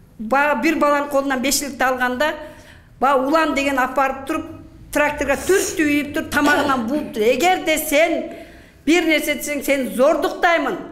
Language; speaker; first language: Kyrgyz; native; Kyrgyz